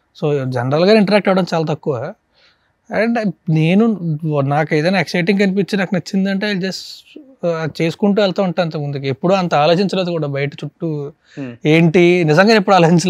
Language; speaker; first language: Telugu; native; Telugu